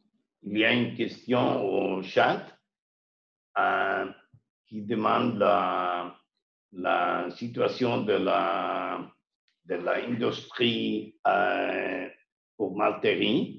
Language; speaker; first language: French; non-native, learner; Spanish